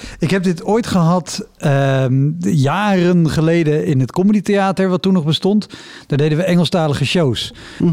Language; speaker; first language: Dutch; native; Dutch